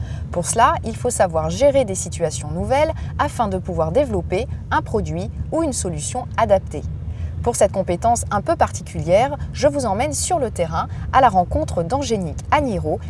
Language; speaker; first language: French; native; French